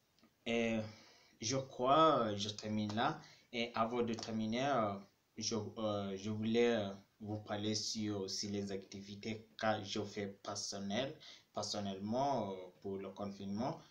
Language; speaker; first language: French; non-native, fluent; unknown